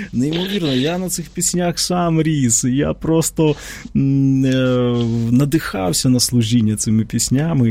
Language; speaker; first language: Ukrainian; native; Ukrainian